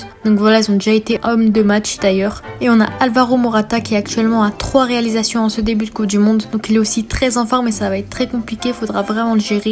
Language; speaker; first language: French; native; French